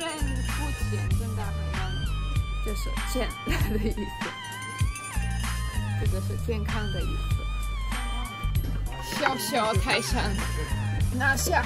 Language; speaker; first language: Chinese; non-native, fluent; Czech